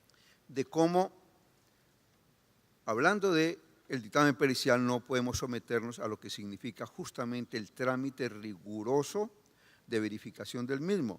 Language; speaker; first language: Spanish; native; Spanish